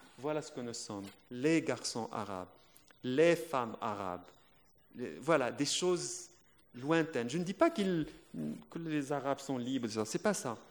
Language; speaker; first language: French; non-native, local second language; Arabic